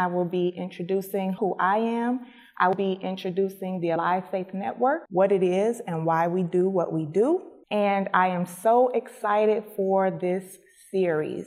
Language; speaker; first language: English; native; English